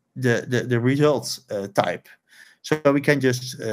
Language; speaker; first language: English; non-native, fluent; Dutch